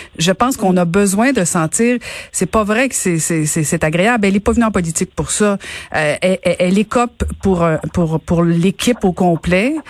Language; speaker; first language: French; native; French